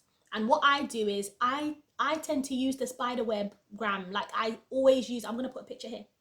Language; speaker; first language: English; native; English